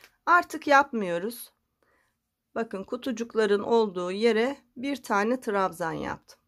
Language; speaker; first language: Turkish; native; Turkish